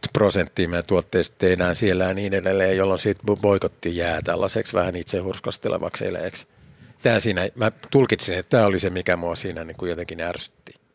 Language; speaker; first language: Finnish; native; Finnish